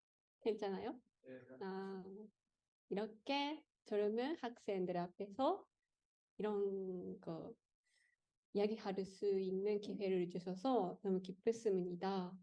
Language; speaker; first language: Korean; non-native, learner; Japanese